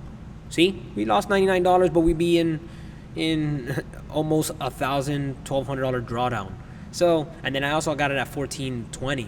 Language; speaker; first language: English; native; English